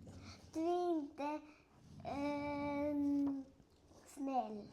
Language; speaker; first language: Swedish; early bilingual, other home language; Malayalam